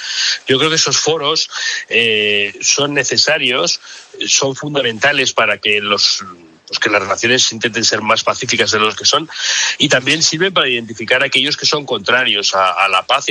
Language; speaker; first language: Spanish; native; Spanish